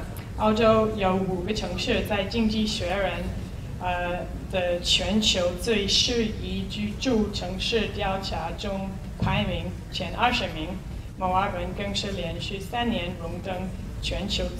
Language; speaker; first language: Chinese; non-native, fluent; English